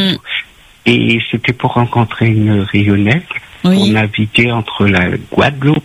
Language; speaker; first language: French; native; French